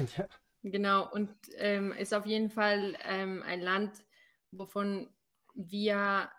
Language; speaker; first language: German; non-native, fluent; Spanish